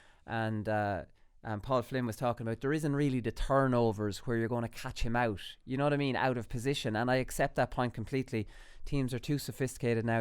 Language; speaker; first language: English; native; English